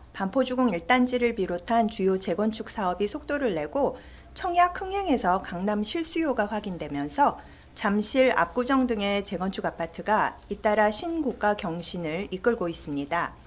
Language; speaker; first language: Korean; native; Korean